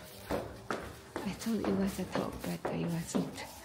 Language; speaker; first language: English; non-native, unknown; Japanese